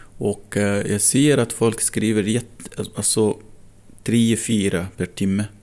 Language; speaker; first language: Swedish; non-native, fluent; Arabic